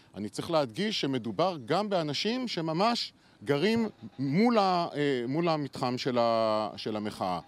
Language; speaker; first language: Hebrew; native; Hebrew